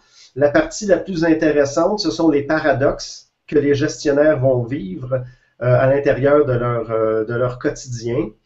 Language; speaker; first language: French; native; French